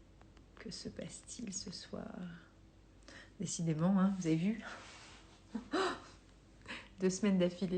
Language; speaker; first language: French; native; French